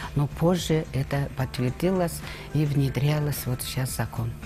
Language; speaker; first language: Russian; non-native, local second language; Kazakh